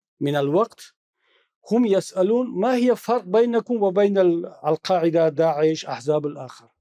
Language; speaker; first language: Arabic; non-native, fluent; Tajik